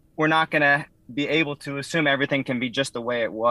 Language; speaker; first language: English; native; English